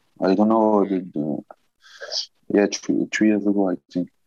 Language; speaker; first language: English; non-native, learner; French